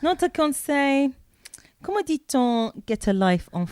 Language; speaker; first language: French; non-native, learner; English